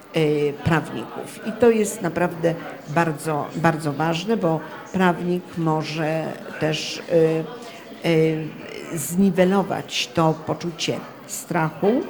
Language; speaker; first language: Polish; native; Polish